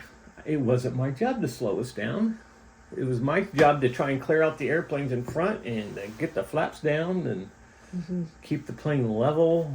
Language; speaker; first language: English; native; English